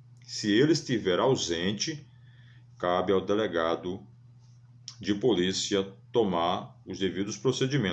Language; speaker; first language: Portuguese; native; Portuguese